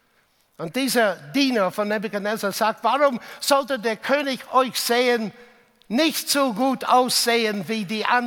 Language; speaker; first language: German; non-native, fluent; English